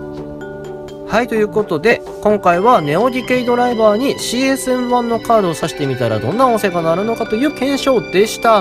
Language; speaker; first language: Japanese; native; Japanese